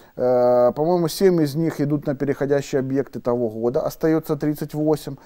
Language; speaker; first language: Russian; native; Russian